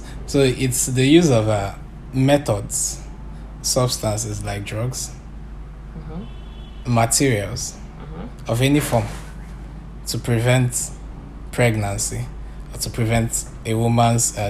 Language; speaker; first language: English; non-native, local second language; Igbo